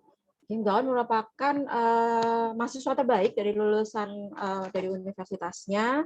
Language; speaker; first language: Indonesian; native; Indonesian